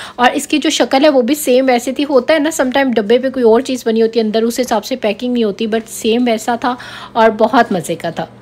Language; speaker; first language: Urdu; native; Urdu